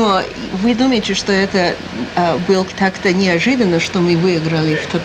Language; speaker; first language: Russian; non-native, fluent; English